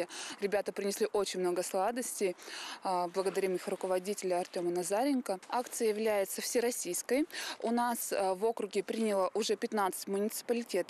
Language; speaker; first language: Russian; native; Russian